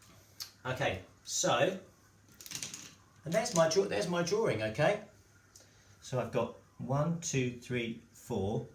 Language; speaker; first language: English; native; English